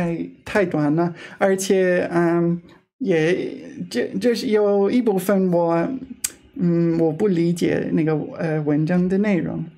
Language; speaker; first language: Chinese; non-native, fluent; English